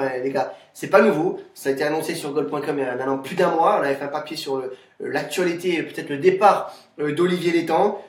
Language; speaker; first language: French; native; French